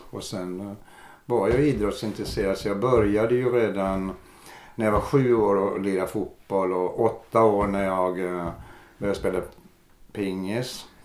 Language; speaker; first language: Swedish; native; Swedish